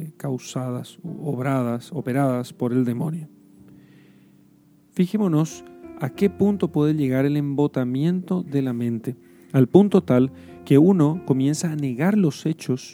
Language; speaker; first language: Spanish; native; Spanish